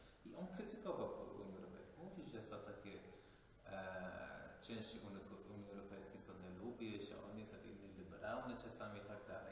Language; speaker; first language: Polish; non-native, fluent; English